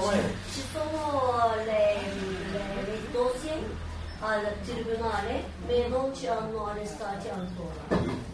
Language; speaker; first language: Italian; non-native, learner; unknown